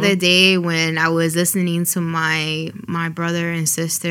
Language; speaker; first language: English; early bilingual, other home language; Spanish